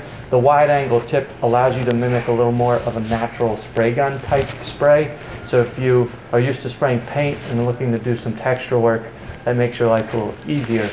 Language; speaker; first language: English; native; English